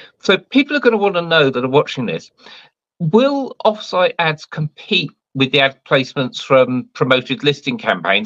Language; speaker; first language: English; native; English